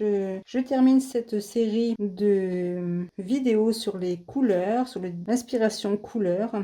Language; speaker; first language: French; native; French